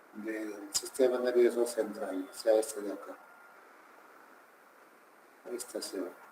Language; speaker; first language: Spanish; native; Spanish